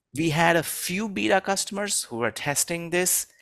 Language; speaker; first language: English; non-native, local second language; Hindi